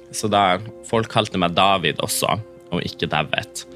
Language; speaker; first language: Norwegian; non-native, local second language; Northern Sami